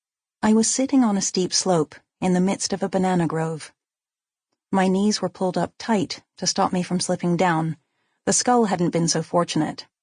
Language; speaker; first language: English; native; English